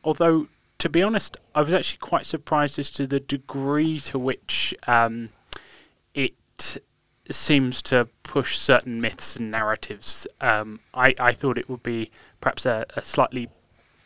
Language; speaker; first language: English; native; English